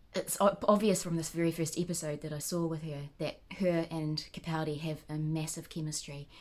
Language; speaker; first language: English; native; English